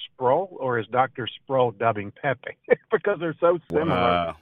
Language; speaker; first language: English; native; English